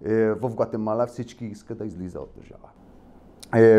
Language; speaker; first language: Bulgarian; non-native, learner; Spanish